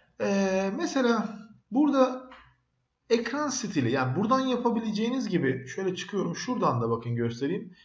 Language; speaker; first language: Turkish; native; Turkish